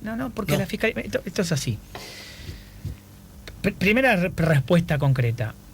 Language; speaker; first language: Spanish; native; Spanish